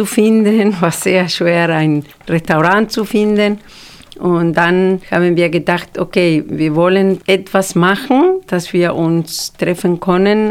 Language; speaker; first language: German; non-native, fluent; Spanish